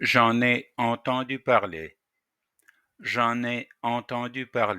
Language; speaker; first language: French; non-native, fluent; Russian